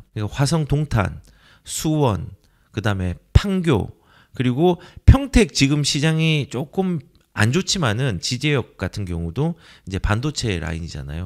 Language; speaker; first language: Korean; native; Korean